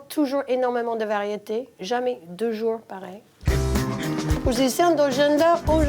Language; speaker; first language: French; non-native, fluent; English